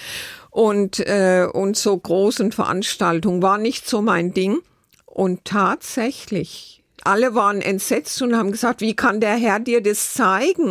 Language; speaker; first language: German; native; German